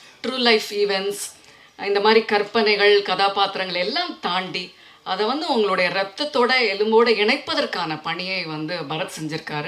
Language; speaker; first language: Tamil; native; Tamil